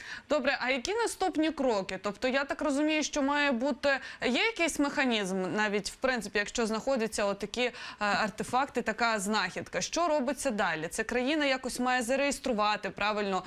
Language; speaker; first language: Ukrainian; native; Ukrainian